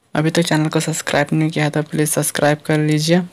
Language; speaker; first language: Hindi; native; Hindi